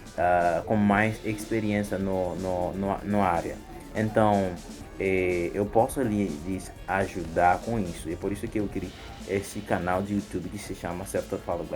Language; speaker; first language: Portuguese; non-native, fluent; Haitian Creole